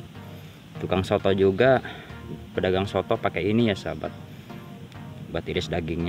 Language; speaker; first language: Indonesian; non-native, local second language; Sundanese